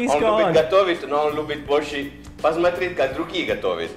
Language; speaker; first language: Russian; non-native, learner; Italian